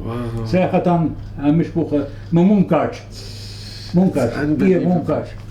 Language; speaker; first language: Hebrew; non-native, fluent; Yiddish